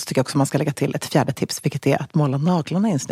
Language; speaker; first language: Swedish; native; Swedish